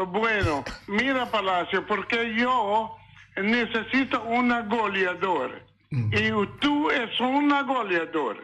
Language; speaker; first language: Spanish; non-native, learner; Papiamento